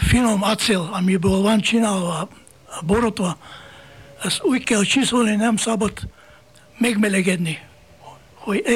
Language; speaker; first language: Hungarian; non-native, fluent; Bulgarian